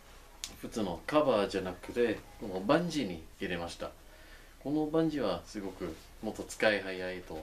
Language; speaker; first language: Japanese; non-native, learner; English